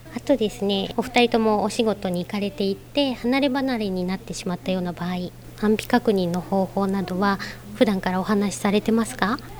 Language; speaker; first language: Japanese; native; Japanese